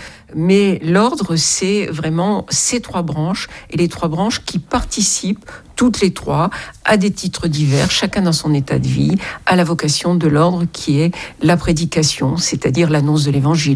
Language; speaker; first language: French; native; French